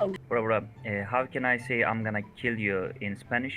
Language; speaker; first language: English; non-native, learner; Turkish